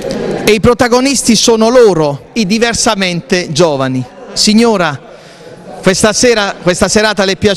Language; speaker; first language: Italian; native; Italian